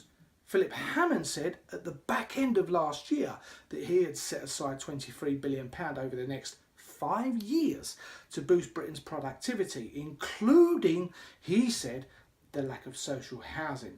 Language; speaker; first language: English; native; English